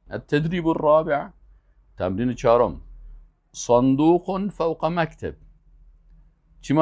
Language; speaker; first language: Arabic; non-native, fluent; Persian